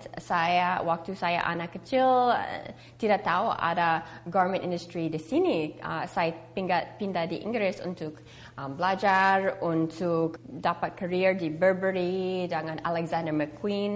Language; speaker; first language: Indonesian; early bilingual, heritage; English